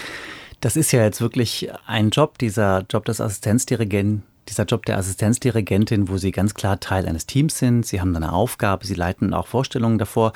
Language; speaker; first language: German; non-native, fluent; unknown